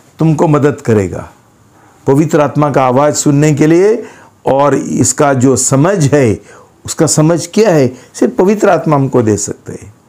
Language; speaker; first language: Hindi; non-native, local second language; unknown